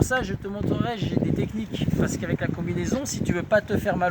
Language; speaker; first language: French; native; French